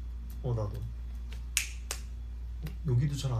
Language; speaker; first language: Korean; early bilingual, heritage; Korean